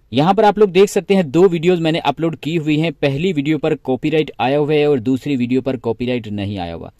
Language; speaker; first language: Urdu; non-native, local second language; Sindhi